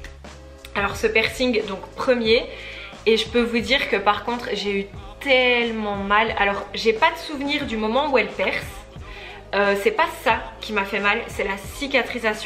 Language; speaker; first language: French; native; French